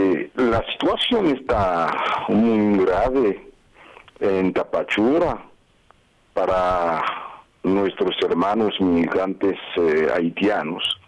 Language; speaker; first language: Spanish; non-native, fluent; Haitian Creole